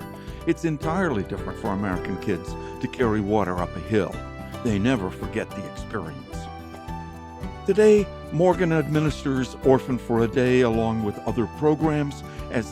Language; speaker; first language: English; native; English